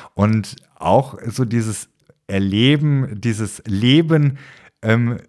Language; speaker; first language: German; native; German